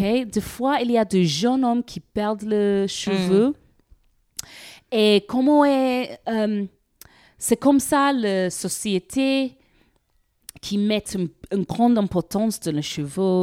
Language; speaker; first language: French; non-native, learner; English